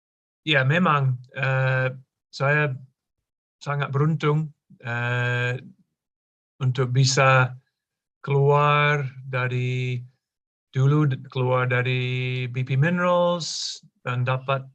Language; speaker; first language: Indonesian; non-native, fluent; English